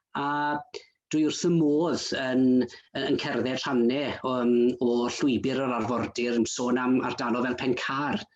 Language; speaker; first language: Welsh; native; Welsh